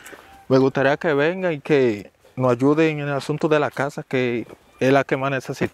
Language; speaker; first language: Spanish; native; Spanish